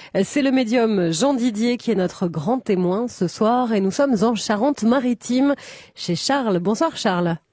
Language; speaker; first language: French; native; French